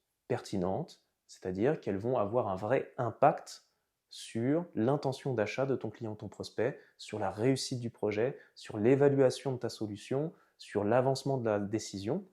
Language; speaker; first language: French; native; French